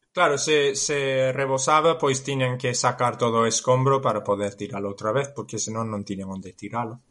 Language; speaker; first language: Galician; non-native, fluent; English